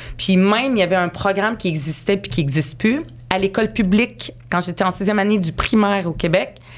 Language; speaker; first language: French; early bilingual, other home language; Arabic